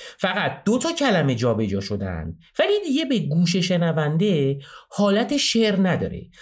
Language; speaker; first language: Persian; native; Persian